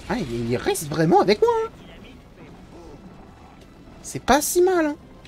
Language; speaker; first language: French; native; French